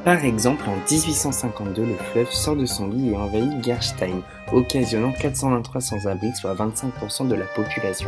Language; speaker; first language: French; native; French